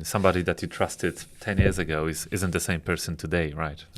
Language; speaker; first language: English; non-native, fluent; Polish